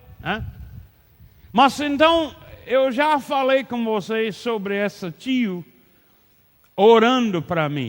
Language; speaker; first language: Portuguese; non-native, learner; English